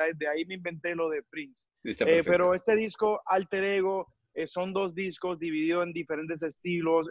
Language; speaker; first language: Spanish; early bilingual, heritage; Spanish